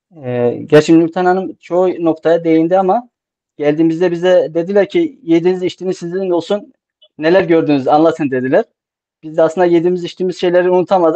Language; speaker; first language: Turkish; native; Turkish